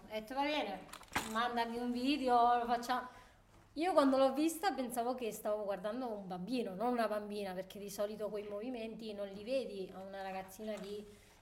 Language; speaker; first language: Italian; non-native, fluent; Spanish